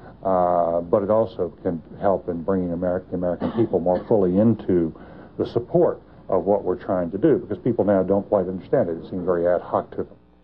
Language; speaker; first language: English; native; English